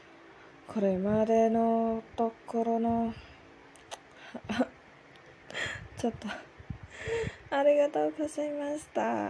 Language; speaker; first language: Japanese; non-native, learner; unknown